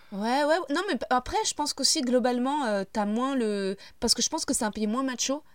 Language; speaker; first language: French; native; French